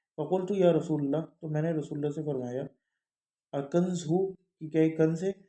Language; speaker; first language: Urdu; early bilingual, heritage; Urdu